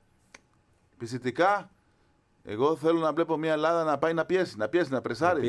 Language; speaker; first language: Greek; non-native, fluent; Spanish